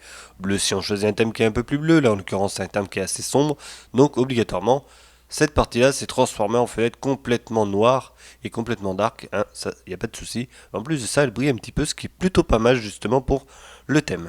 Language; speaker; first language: French; native; French